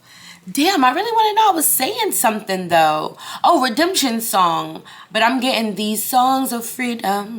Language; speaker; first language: English; native; English